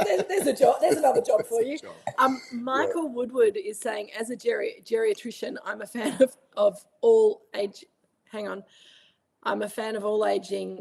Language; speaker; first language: English; native; English